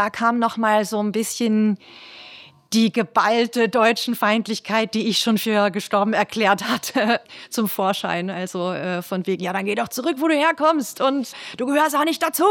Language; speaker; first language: German; native; German